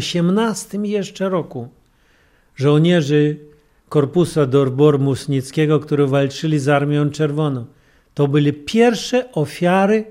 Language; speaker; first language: Polish; non-native, fluent; Russian